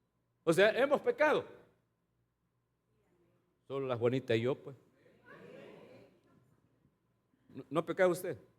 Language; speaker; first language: Spanish; native; Spanish